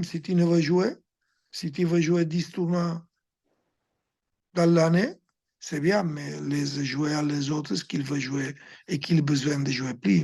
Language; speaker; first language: French; non-native, fluent; Spanish